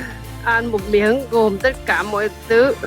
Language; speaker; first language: Vietnamese; native; Vietnamese